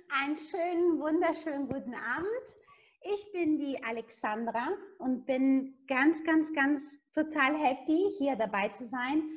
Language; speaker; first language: German; non-native, fluent; Italian